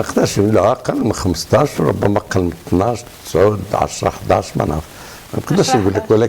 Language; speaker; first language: Arabic; native; Arabic